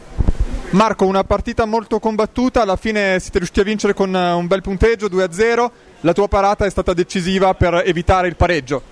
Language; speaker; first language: Italian; native; Italian